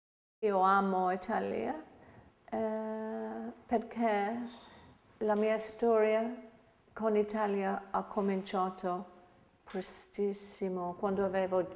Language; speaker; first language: Italian; non-native, fluent; English